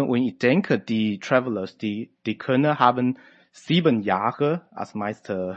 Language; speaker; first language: German; non-native, fluent; Chinese